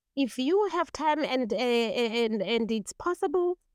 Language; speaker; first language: English; non-native, local second language; Tswana